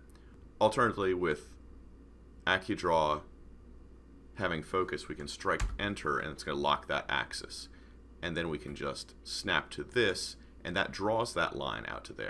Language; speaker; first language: English; native; English